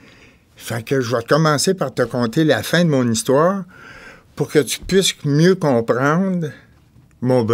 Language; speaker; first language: French; native; French